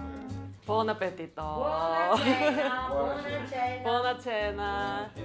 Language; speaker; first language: Italian; non-native, learner; Korean